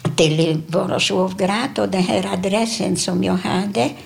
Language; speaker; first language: Swedish; non-native, fluent; Polish